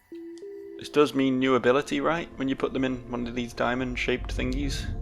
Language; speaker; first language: English; native; English